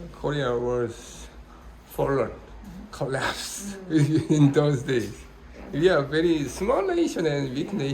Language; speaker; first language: English; non-native, learner; Korean